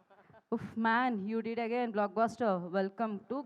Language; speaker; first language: Telugu; native; Telugu